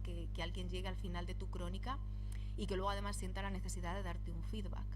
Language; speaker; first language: Spanish; native; Spanish